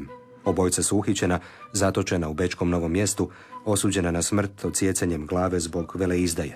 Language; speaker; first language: Serbian; native; Serbian